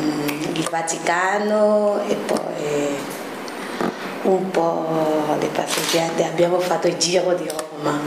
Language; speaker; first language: Italian; non-native, learner; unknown